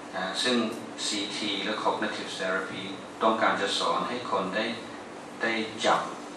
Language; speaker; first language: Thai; non-native, fluent; English